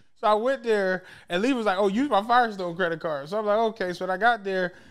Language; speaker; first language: English; native; English